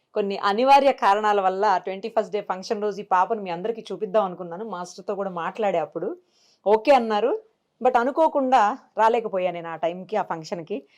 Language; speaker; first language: Telugu; native; Telugu